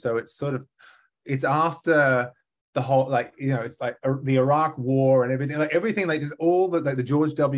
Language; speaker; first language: English; native; English